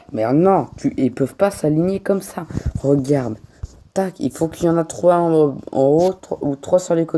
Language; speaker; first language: French; native; French